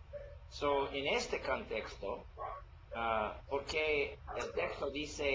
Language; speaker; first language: Spanish; non-native, learner; English